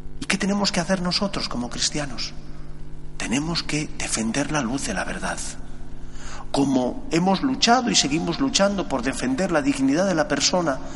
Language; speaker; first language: Spanish; native; Spanish